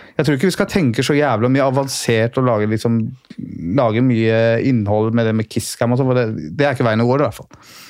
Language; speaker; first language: Norwegian; early bilingual, other home language; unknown